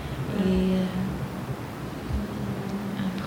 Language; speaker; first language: French; non-native, fluent; Greek